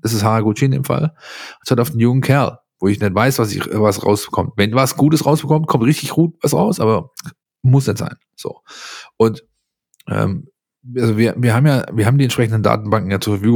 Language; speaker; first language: German; native; German